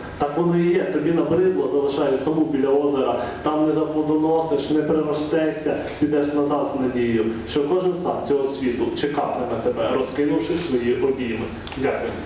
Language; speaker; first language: Ukrainian; native; Ukrainian